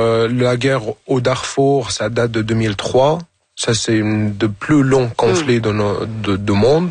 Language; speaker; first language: French; non-native, fluent; Arabic